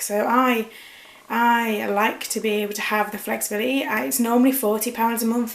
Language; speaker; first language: English; native; English